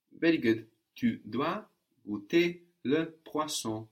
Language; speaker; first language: French; non-native, fluent; English